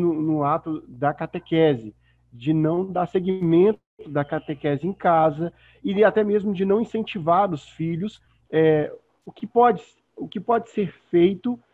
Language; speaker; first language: Portuguese; native; Portuguese